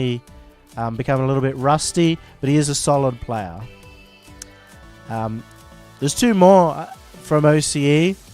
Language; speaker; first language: English; native; English